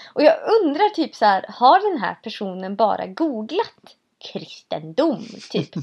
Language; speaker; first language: Swedish; native; Swedish